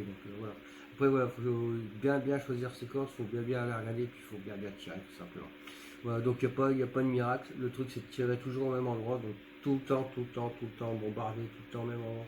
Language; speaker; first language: French; native; French